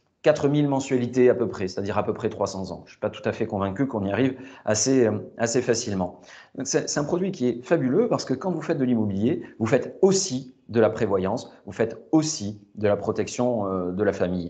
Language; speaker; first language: French; native; French